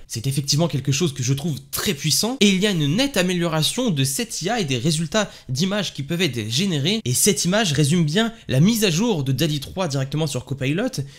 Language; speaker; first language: French; native; French